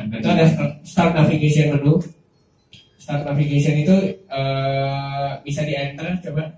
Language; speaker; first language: Indonesian; native; Indonesian